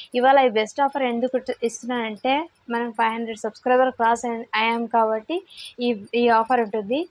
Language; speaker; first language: Telugu; non-native, local second language; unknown